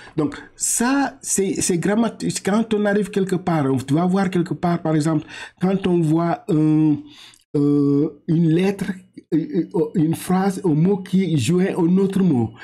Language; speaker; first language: French; non-native, local second language; Wolof